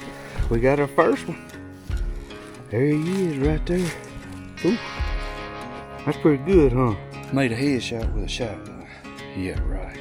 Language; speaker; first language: English; native; English